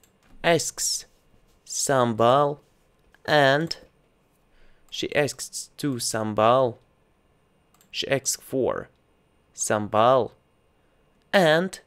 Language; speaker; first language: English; non-native, learner; Russian